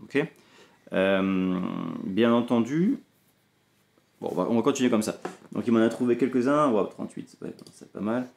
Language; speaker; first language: French; native; French